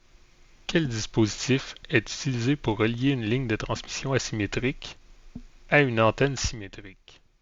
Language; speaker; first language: French; native; French